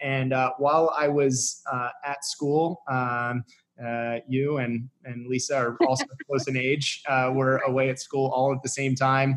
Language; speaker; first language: English; native; English